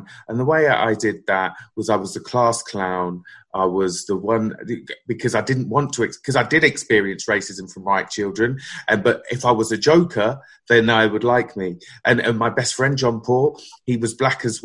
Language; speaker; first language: English; native; English